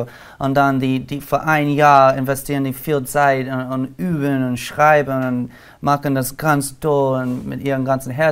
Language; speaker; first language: German; non-native, learner; English